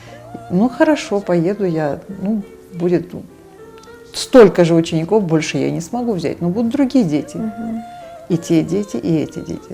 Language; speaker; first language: Russian; native; Russian